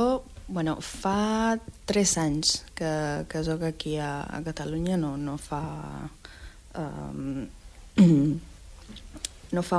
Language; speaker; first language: Catalan; non-native, fluent; Spanish